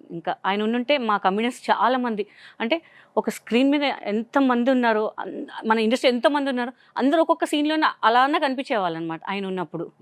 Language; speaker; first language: Telugu; non-native, local second language; Hindi